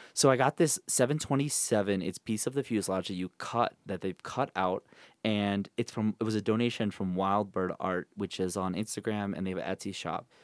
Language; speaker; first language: English; native; English